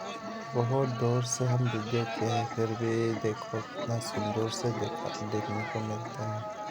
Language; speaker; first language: Hindi; non-native, local second language; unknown